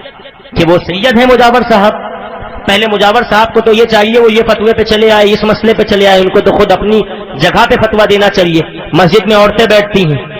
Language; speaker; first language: Urdu; native; Urdu